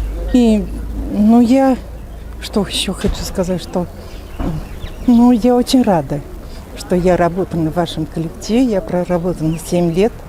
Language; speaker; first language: Russian; non-native, local second language; Kazakh